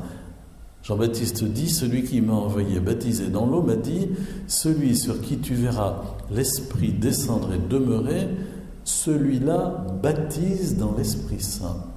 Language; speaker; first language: French; native; French